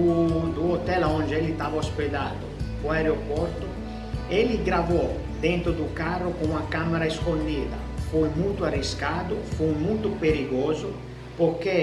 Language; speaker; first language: Portuguese; non-native, fluent; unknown